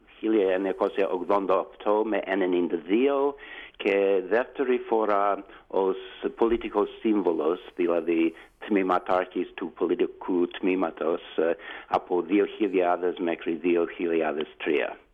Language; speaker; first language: Greek; non-native, learner; English